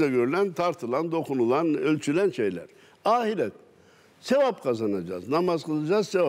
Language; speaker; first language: Turkish; native; Turkish